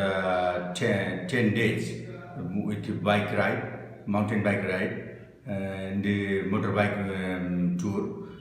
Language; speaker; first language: English; non-native, local second language; Nepali